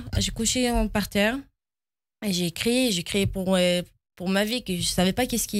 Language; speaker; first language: French; early bilingual, heritage; Hebrew